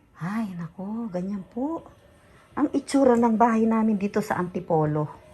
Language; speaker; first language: Filipino; native; Filipino